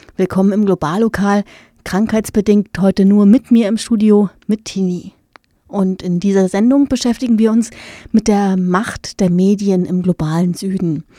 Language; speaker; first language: German; native; German